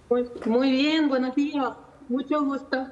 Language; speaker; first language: Spanish; non-native, learner; Ukrainian